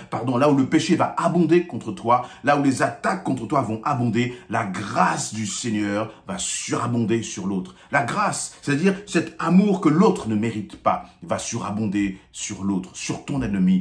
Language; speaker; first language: French; native; French